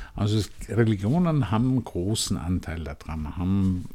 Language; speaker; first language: German; native; German